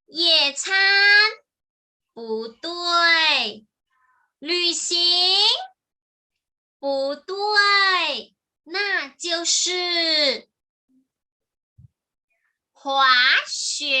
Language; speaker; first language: Chinese; non-native, fluent; Thai